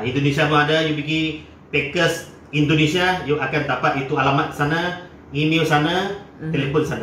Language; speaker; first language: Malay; non-native, local second language; Chinese